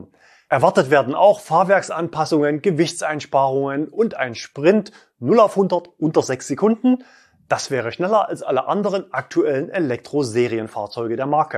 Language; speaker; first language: German; native; German